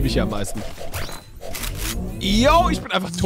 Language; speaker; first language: German; native; German